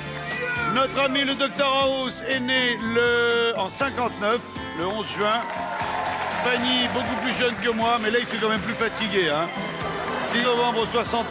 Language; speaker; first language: French; native; French